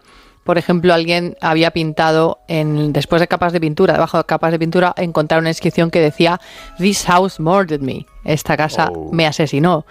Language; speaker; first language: Spanish; native; Spanish